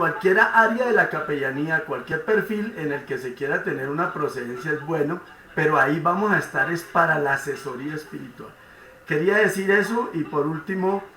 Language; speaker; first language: Spanish; native; Spanish